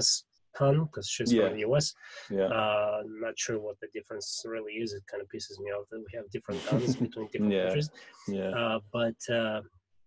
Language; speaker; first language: English; non-native, fluent; Russian